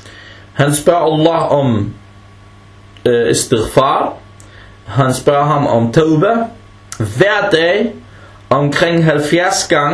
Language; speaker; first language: Danish; early bilingual, other home language; Arabic